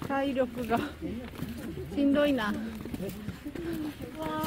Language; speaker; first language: Korean; non-native, fluent; Japanese